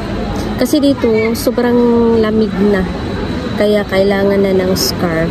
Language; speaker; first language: Filipino; native; Filipino